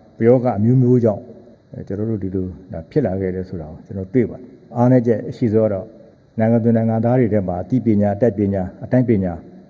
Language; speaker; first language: Burmese; native; Burmese